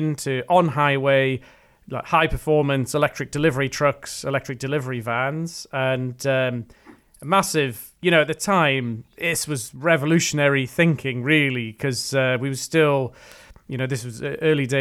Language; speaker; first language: English; native; English